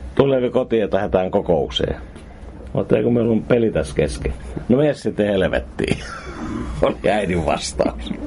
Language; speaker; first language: Finnish; native; Finnish